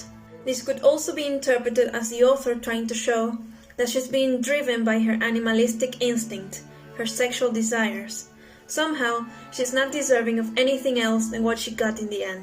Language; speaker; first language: English; non-native, fluent; Spanish